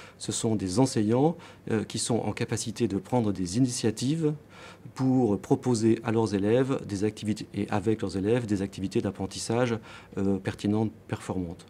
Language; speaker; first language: French; native; French